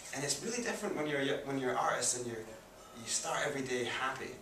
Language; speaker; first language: English; native; English